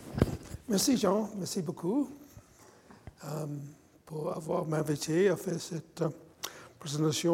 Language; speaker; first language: French; non-native, fluent; English